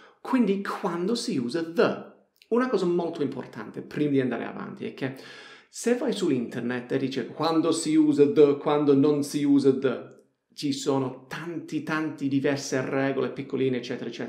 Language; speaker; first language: Italian; non-native, fluent; English